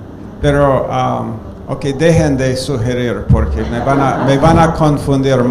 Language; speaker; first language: Spanish; non-native, fluent; English